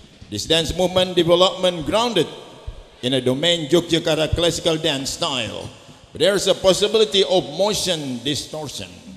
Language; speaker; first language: English; non-native, fluent; Indonesian